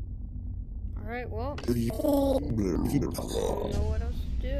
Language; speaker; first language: English; native; English